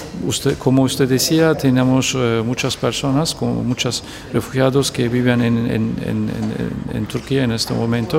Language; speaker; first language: Spanish; non-native, fluent; Turkish